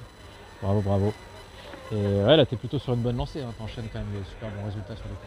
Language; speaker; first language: French; native; French